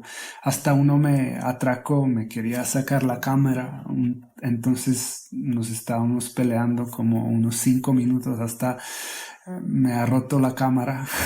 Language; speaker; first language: Spanish; non-native, fluent; Hungarian